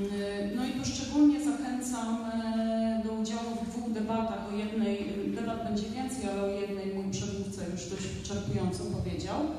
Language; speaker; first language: Polish; native; Polish